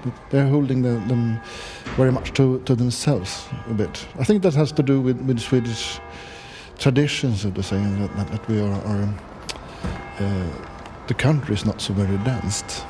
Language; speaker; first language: English; non-native, fluent; Swedish